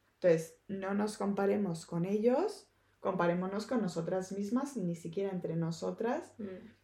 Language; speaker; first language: Spanish; native; Spanish